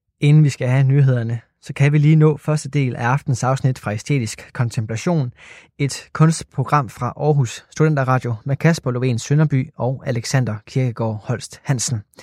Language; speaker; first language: Danish; native; Danish